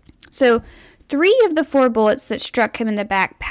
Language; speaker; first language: English; native; English